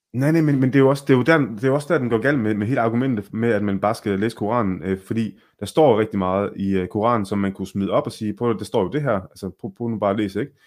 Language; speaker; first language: Danish; early bilingual, other home language; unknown